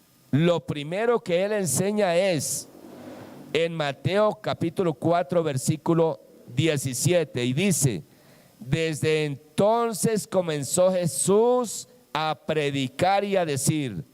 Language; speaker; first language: Spanish; native; Spanish